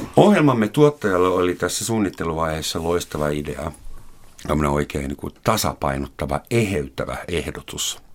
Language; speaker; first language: Finnish; non-native, fluent; German